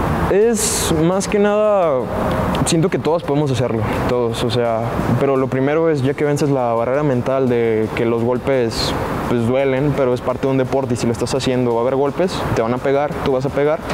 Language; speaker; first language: Spanish; native; Spanish